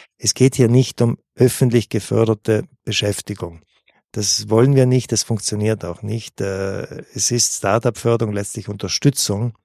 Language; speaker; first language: German; native; German